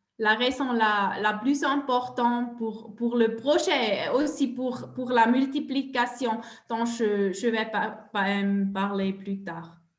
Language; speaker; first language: French; non-native, local second language; German